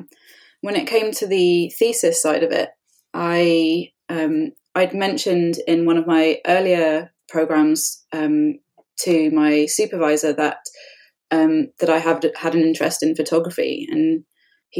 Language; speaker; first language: English; native; English